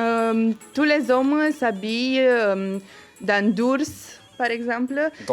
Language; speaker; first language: French; non-native, fluent; Romanian